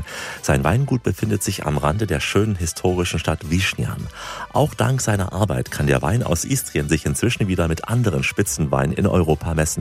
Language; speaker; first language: German; native; German